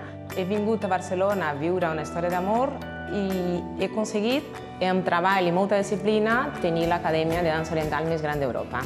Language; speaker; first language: Spanish; non-native, fluent; Portuguese